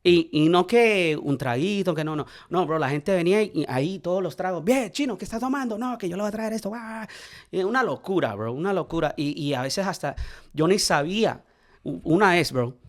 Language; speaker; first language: Spanish; early bilingual, heritage; Spanish